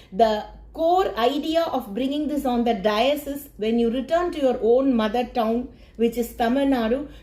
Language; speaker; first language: English; non-native, local second language; Tamil